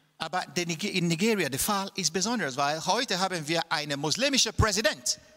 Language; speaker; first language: German; non-native, fluent; Igbo